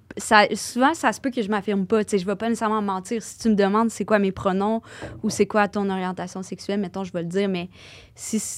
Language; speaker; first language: French; native; French